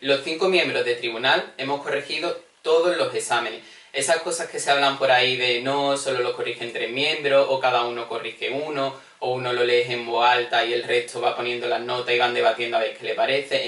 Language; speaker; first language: Spanish; native; Spanish